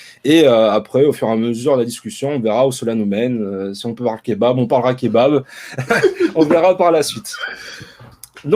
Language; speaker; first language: French; native; French